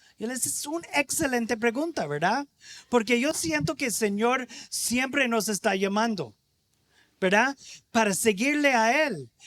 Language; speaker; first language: Spanish; non-native, fluent; English